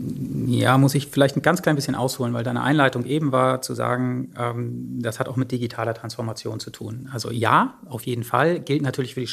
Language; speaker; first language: German; native; German